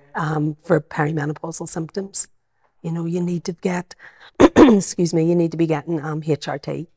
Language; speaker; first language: English; native; English